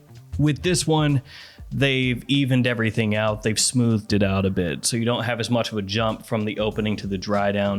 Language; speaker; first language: English; native; English